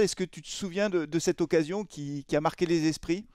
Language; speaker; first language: French; native; French